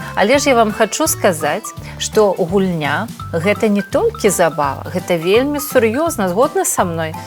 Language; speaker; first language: Belarusian; non-native, local second language; Russian